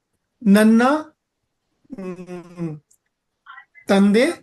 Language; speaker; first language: Kannada; non-native, learner; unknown